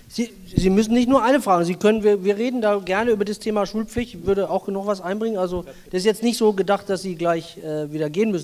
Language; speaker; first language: German; native; German